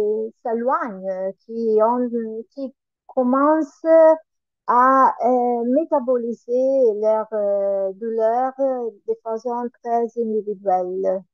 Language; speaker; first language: French; non-native, learner; Italian